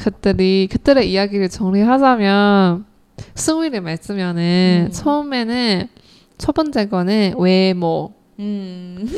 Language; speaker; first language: Korean; non-native, learner; Chinese